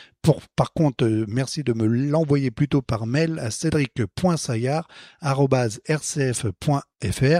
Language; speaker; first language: French; native; French